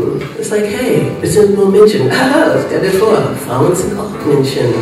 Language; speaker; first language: German; non-native, fluent; English